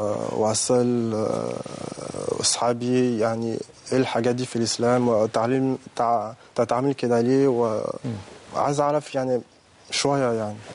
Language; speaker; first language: Arabic; non-native, learner; French